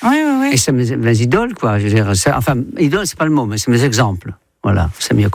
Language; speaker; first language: French; non-native, fluent; Dutch